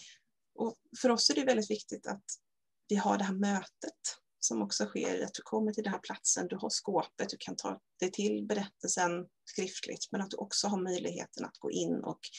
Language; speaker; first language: Swedish; native; Swedish